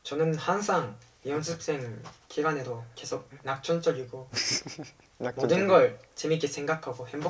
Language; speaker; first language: Korean; non-native, fluent; Japanese